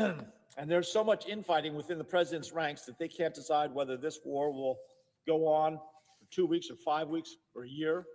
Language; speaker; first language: English; native; English